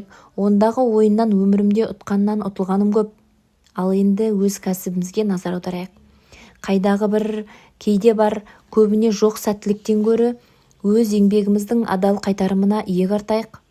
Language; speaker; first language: Kazakh; native; Kazakh